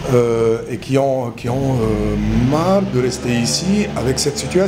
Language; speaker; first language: French; non-native, local second language; Arabic